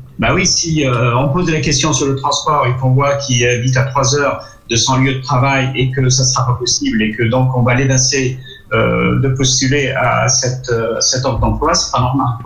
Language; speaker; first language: French; non-native, local second language; Arabic